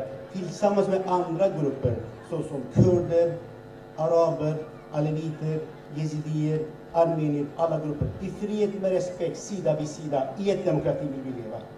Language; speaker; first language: Swedish; early bilingual, other home language; Assyrian Neo-Aramaic